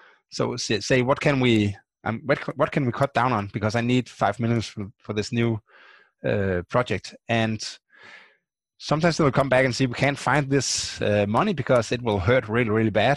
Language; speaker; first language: English; non-native, fluent; Danish